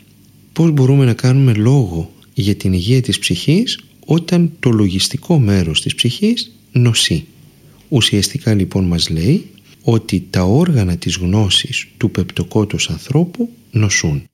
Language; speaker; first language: Greek; native; Greek